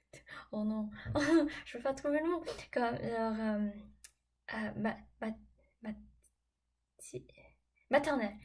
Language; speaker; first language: French; non-native, fluent; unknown